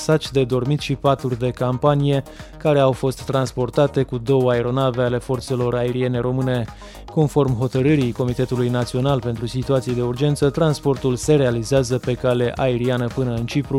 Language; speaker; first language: Romanian; native; Romanian